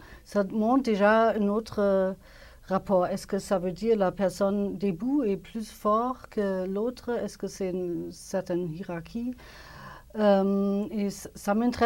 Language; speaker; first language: French; non-native, fluent; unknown